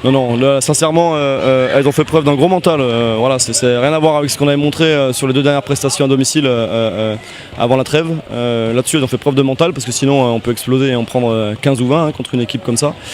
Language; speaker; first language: French; native; French